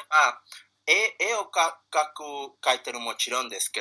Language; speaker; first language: Japanese; non-native, learner; Spanish